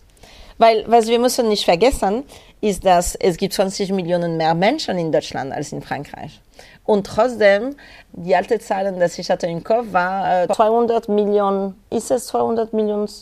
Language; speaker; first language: German; non-native, fluent; French